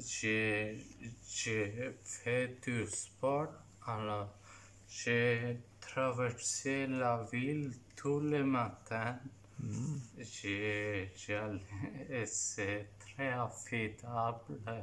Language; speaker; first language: French; non-native, learner; Italian